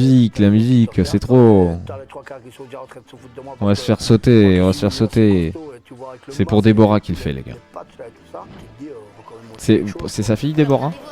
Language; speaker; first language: French; native; French